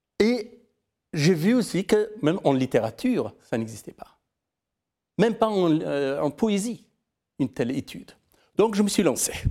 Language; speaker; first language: French; non-native, fluent; Persian